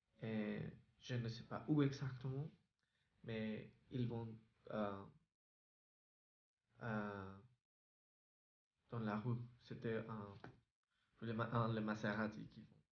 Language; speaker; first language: French; non-native, learner; Spanish